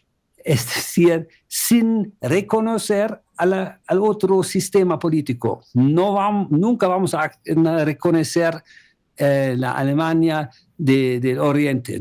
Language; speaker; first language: Spanish; non-native, fluent; German